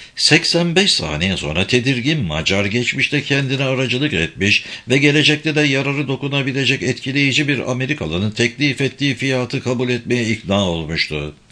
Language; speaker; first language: Turkish; native; Turkish